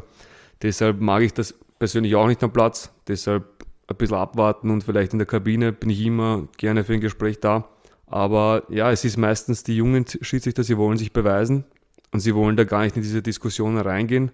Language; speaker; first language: German; early bilingual, other home language; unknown